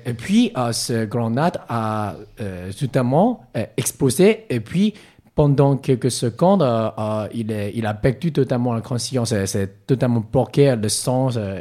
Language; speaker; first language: French; non-native, learner; Cantonese